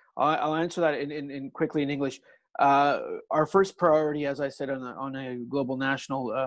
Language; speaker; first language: English; early bilingual, other home language; Italian